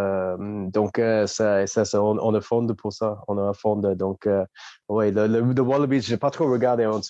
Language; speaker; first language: French; non-native, fluent; English